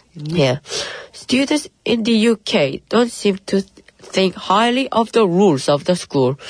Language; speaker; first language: English; early bilingual, other home language; Korean